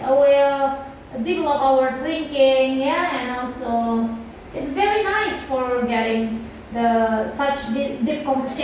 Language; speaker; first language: English; non-native, learner; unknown